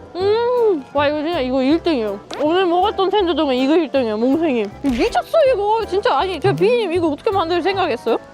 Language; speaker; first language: Korean; non-native, fluent; German